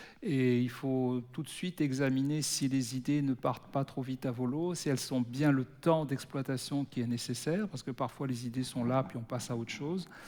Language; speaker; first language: French; native; French